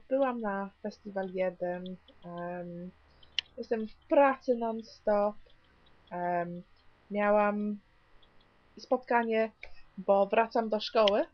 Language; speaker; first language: Polish; early bilingual, heritage; Polish